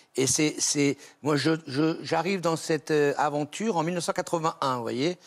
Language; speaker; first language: French; native; French